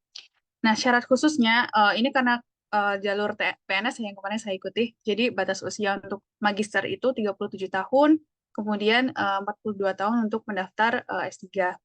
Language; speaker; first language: Indonesian; native; Indonesian